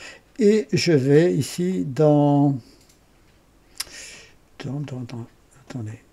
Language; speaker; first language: French; native; French